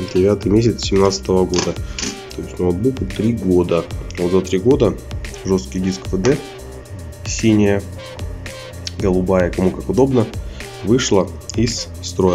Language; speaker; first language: Russian; native; Russian